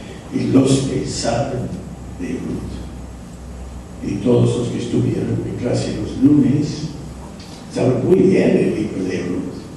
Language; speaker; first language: Spanish; non-native, fluent; English